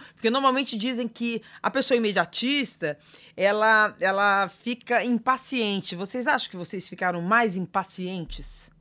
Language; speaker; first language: Portuguese; native; Portuguese